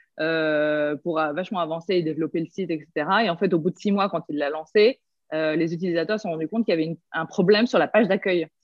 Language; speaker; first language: French; early bilingual, other home language; Korean